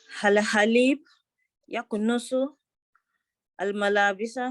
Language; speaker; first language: Arabic; non-native, learner; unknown